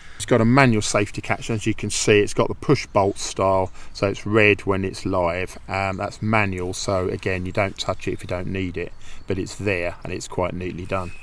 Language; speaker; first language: English; native; English